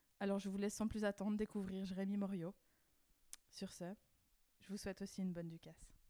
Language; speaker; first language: French; native; French